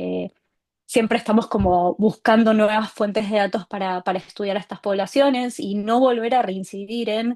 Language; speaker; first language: Spanish; native; Spanish